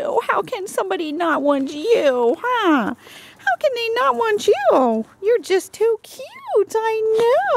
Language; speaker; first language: English; native; English